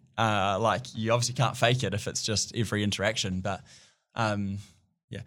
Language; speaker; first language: English; native; English